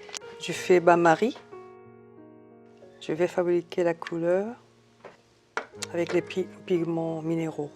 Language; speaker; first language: French; non-native, fluent; Japanese